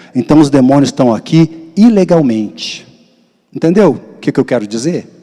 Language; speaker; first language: Portuguese; native; Portuguese